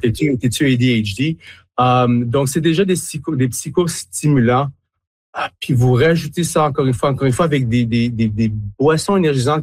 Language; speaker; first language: French; native; French